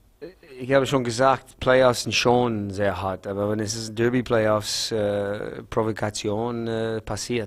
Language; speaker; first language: German; non-native, learner; English